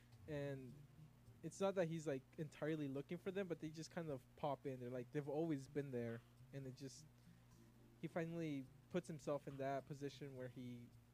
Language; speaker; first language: English; early bilingual, other home language; Spanish